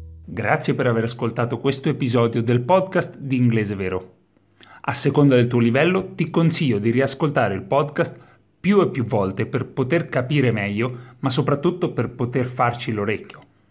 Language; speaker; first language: Italian; native; Italian